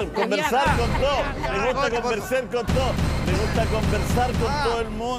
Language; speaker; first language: Spanish; native; Spanish